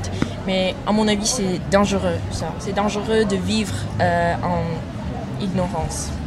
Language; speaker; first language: French; non-native, learner; English